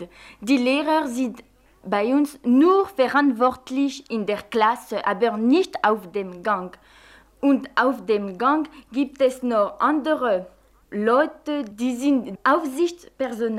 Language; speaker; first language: German; non-native, fluent; French